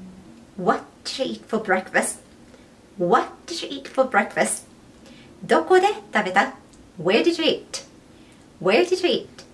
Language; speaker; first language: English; non-native, fluent; Japanese